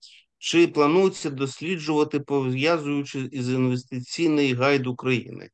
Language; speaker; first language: Ukrainian; native; Ukrainian